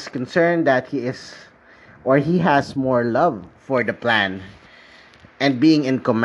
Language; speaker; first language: English; non-native, local second language; Filipino